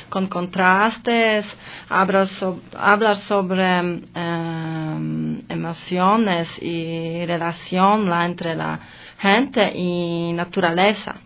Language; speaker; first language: Spanish; non-native, learner; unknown